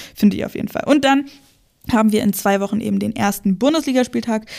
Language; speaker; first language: German; native; German